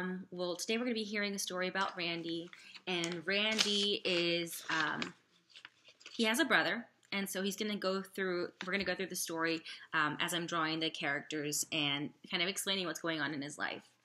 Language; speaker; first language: English; native; English